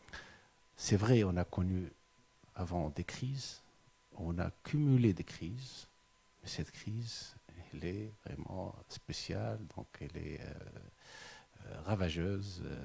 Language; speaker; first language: French; non-native, local second language; Arabic